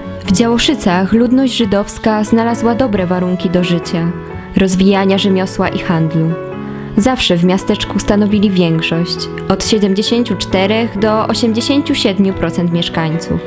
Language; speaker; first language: Polish; native; Polish